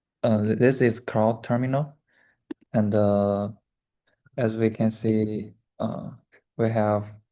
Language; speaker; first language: English; non-native, learner; Chinese